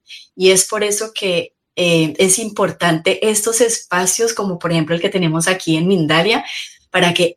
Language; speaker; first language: Spanish; native; Spanish